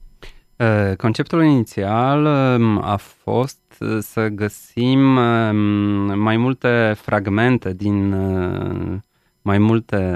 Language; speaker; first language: Romanian; non-native, fluent; Polish